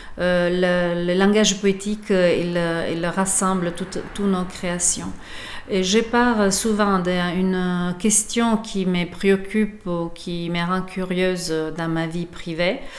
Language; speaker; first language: French; non-native, fluent; Italian